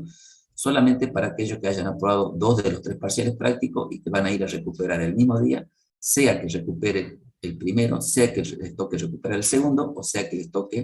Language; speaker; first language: Spanish; native; Spanish